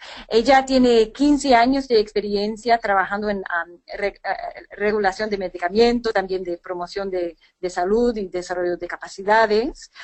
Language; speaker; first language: Spanish; non-native, fluent; English